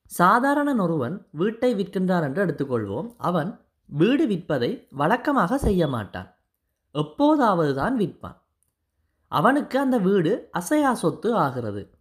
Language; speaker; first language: Tamil; native; Tamil